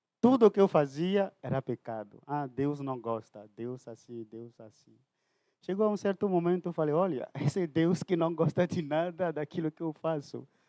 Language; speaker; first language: Portuguese; non-native, fluent; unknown